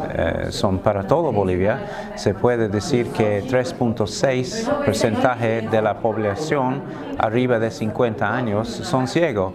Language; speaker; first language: Spanish; non-native, fluent; English